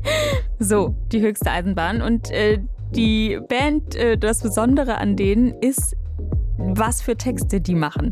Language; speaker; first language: German; native; German